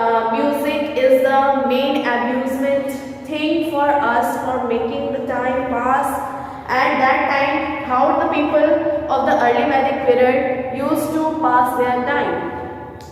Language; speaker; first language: English; non-native, local second language; Hindi